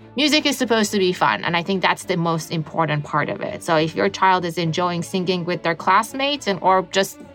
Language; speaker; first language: English; non-native, fluent; Persian